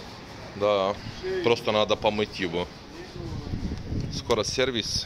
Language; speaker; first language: Russian; non-native, local second language; Turkish